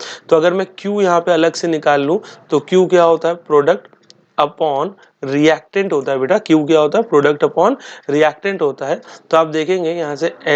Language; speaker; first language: Hindi; native; Hindi